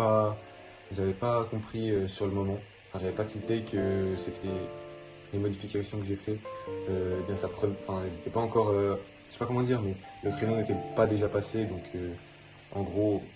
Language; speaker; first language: French; native; French